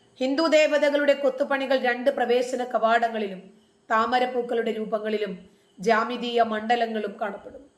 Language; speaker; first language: Malayalam; native; Malayalam